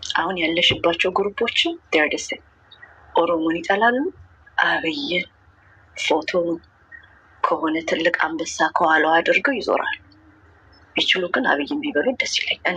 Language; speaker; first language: Amharic; non-native, local second language; Oromo